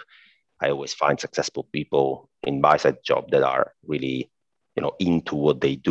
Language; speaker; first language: English; non-native, fluent; Italian